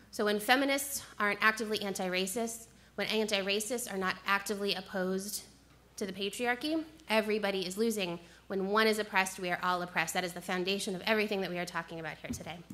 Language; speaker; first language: English; native; English